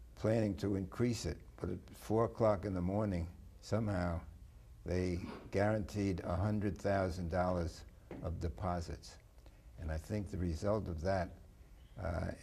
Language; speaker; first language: English; native; English